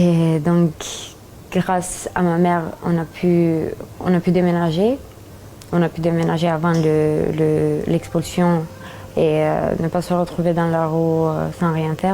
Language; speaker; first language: French; early bilingual, other home language; Romanian